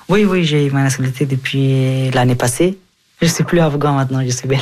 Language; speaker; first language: French; early bilingual, other home language; Persian